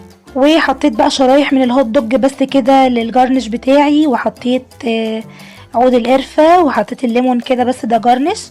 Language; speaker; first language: Arabic; native; Arabic